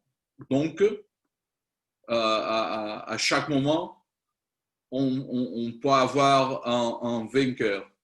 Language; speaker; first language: French; non-native, learner; Spanish